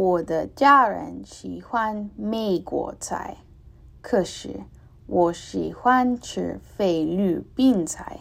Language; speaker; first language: Chinese; non-native, learner; English